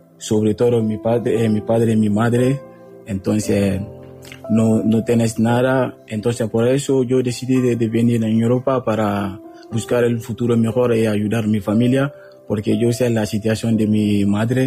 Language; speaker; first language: Spanish; non-native, learner; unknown